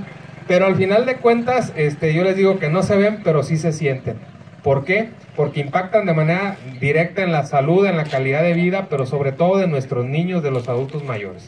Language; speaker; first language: Spanish; native; Spanish